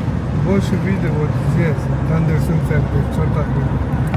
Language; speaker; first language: Russian; non-native, local second language; Uzbek